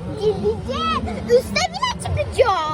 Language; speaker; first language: Turkish; native; Turkish